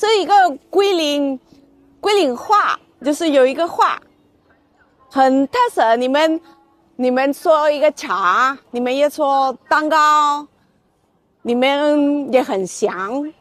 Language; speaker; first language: Chinese; non-native, learner; Spanish